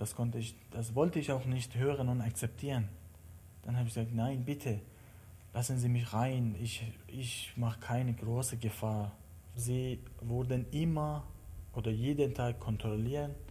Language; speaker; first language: German; non-native, learner; Persian